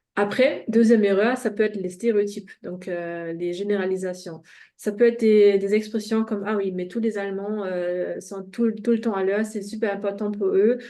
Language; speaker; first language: French; non-native, fluent; German